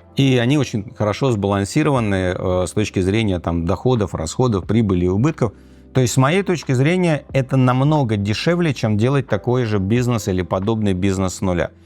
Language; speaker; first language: Russian; native; Russian